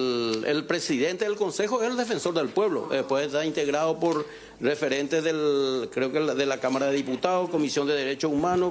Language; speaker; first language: Spanish; native; Spanish